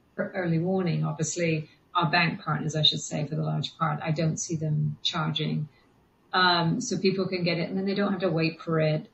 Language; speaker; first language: English; native; English